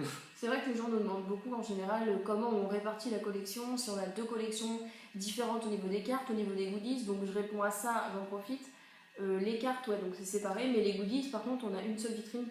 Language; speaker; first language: French; native; French